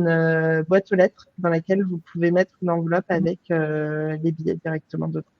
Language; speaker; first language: French; native; French